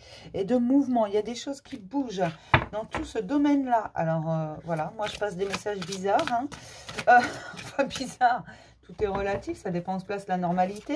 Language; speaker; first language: French; native; French